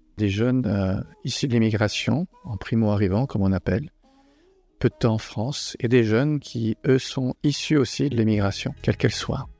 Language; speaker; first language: French; native; French